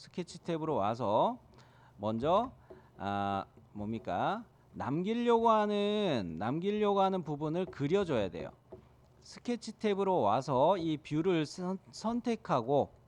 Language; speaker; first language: Korean; native; Korean